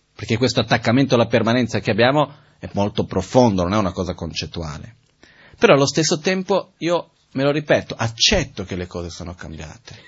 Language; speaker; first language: Italian; non-native, fluent; Portuguese